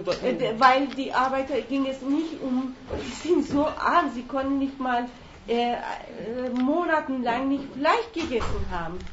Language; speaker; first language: German; non-native, learner; Persian